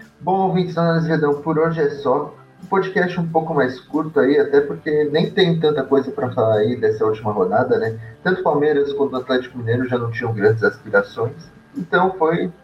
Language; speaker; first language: Portuguese; native; Portuguese